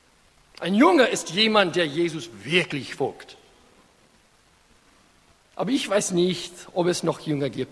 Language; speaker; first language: German; non-native, fluent; English